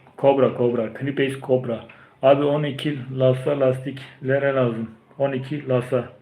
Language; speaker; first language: Turkish; early bilingual, heritage; Turkish